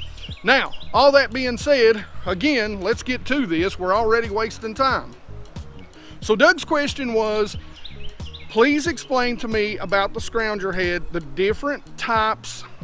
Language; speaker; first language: English; native; English